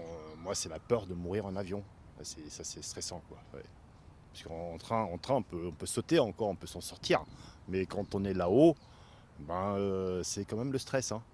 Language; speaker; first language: French; native; French